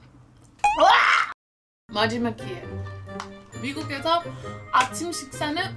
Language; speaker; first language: Korean; non-native, learner; English